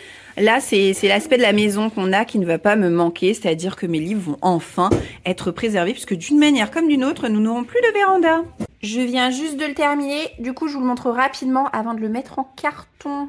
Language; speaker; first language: French; native; French